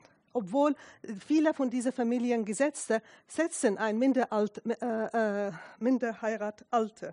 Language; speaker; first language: German; non-native, fluent; Arabic